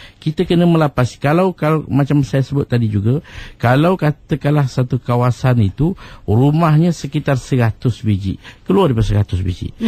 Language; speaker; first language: Malay; native; Malay